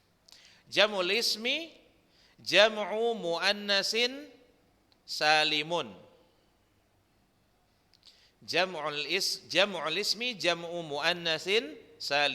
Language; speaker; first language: Arabic; non-native, fluent; Indonesian